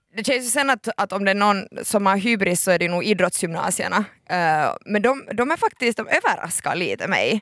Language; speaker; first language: Swedish; native; Swedish